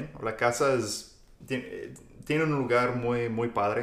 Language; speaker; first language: Spanish; non-native, fluent; English